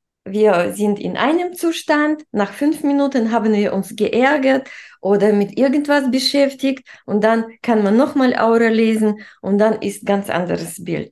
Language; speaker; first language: German; non-native, fluent; Russian